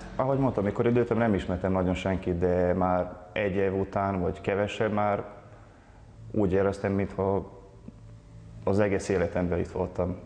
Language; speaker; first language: Hungarian; non-native, local second language; Serbian